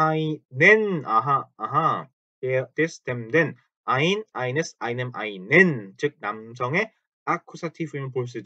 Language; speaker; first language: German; non-native, fluent; Korean